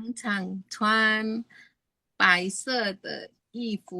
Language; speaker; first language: Chinese; non-native, learner; Indonesian